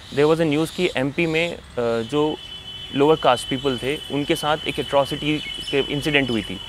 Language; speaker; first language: Hindi; native; Hindi